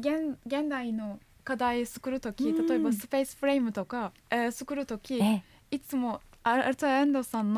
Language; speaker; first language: Japanese; non-native, fluent; Turkish